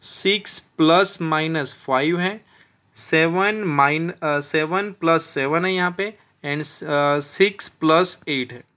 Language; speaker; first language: Hindi; non-native, local second language; Gujarati